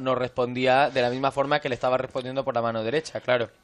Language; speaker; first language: Spanish; native; Spanish